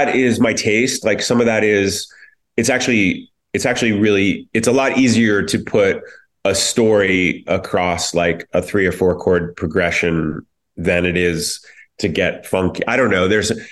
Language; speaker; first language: English; native; English